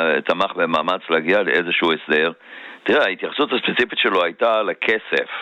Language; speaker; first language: Hebrew; native; Hebrew